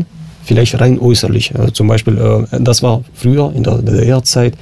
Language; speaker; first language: German; non-native, fluent; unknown